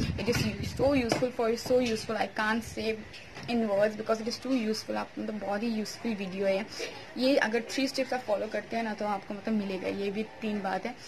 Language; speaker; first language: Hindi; non-native, local second language; Bangla